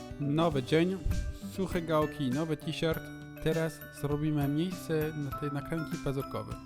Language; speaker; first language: Polish; non-native, learner; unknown